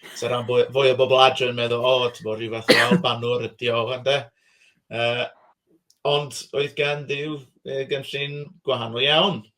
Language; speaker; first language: Welsh; non-native, fluent; English